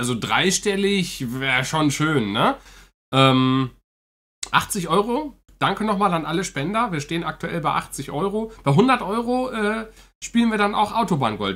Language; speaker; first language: German; native; German